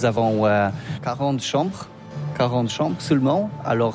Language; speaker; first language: French; non-native, learner; Polish